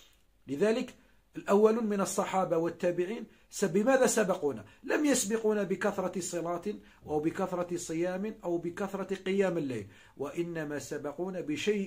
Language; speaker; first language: Arabic; native; Arabic